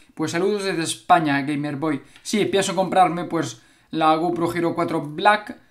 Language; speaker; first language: Spanish; native; Spanish